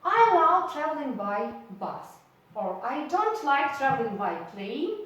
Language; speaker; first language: English; non-native, fluent; Ukrainian